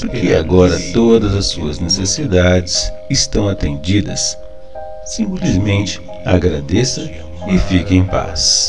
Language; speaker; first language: Portuguese; native; Portuguese